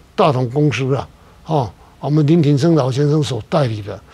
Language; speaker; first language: Chinese; native; Chinese